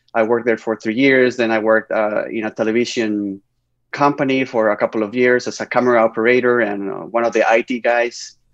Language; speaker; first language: English; non-native, fluent; Spanish